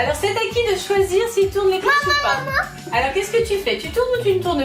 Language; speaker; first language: French; native; French